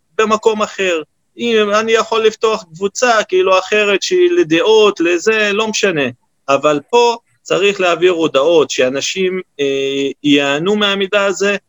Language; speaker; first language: Hebrew; non-native, local second language; Arabic